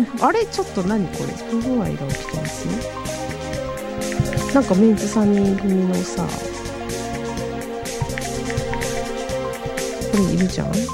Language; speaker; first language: Japanese; native; Japanese